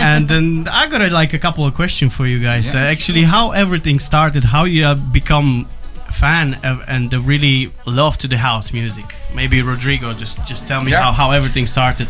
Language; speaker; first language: English; non-native, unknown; Polish